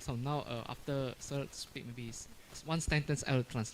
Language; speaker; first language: English; non-native, fluent; Indonesian